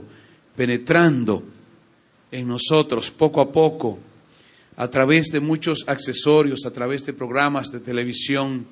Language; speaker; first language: Spanish; native; Spanish